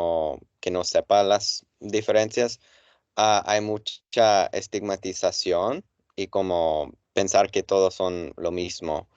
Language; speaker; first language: Spanish; non-native, fluent; English